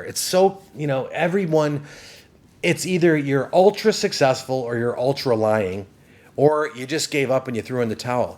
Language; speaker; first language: English; native; English